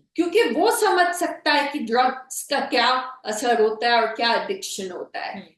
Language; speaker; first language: Urdu; native; Urdu